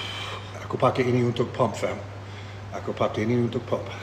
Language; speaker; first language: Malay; non-native, learner; English